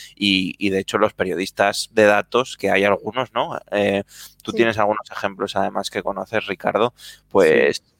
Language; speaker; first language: Spanish; native; Spanish